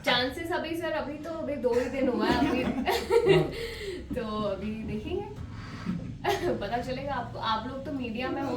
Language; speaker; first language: Hindi; native; Hindi